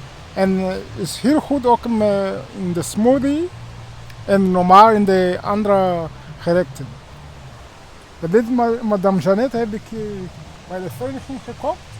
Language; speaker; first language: Dutch; non-native, learner; Kinyarwanda